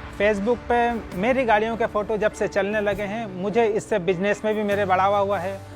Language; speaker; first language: Hindi; non-native, local second language; Marathi